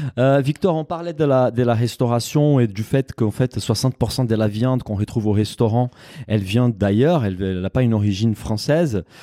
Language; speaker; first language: French; non-native, fluent; Portuguese